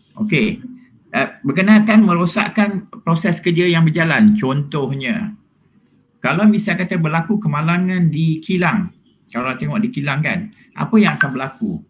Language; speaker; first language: Malay; native; Malay